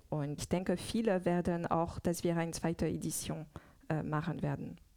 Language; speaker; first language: German; non-native, fluent; French